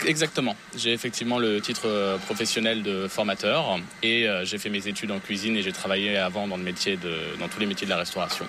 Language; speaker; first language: French; native; French